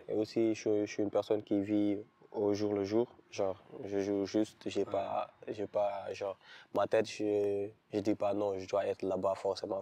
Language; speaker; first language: French; non-native, local second language; Wolof